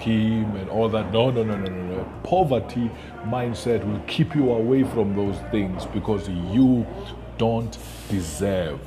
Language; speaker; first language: English; non-native, local second language; Xhosa